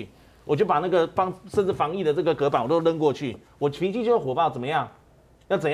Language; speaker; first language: Chinese; native; Chinese